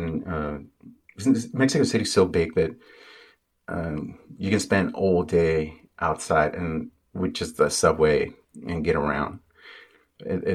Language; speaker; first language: English; non-native, fluent; Spanish